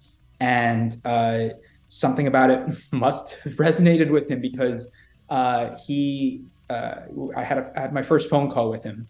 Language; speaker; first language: English; native; English